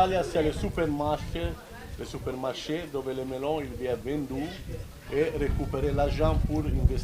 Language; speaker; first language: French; non-native, learner; Italian